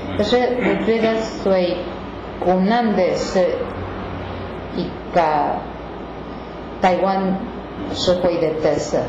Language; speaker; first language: Chinese; non-native, learner; Spanish